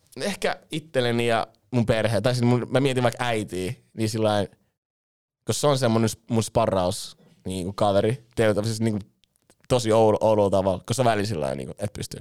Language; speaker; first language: Finnish; early bilingual, other home language; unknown